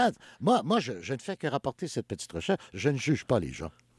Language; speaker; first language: French; native; French